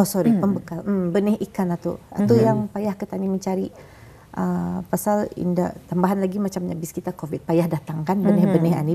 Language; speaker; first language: Malay; native; Malay